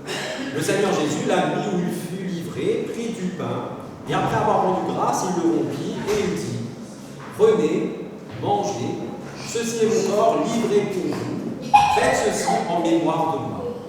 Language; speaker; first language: French; native; French